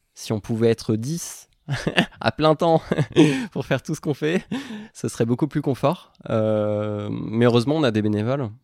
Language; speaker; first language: French; native; French